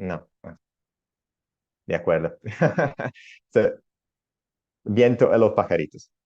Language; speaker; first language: Spanish; non-native, learner; Italian